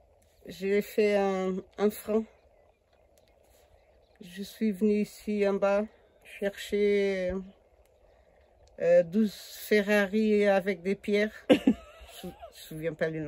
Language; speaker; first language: French; non-native, learner; Portuguese